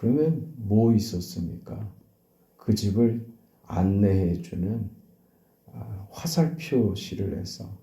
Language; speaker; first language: Korean; native; Korean